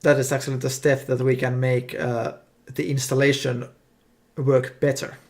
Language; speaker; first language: English; non-native, fluent; Finnish